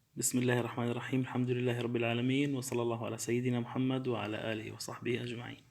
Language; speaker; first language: Arabic; native; Arabic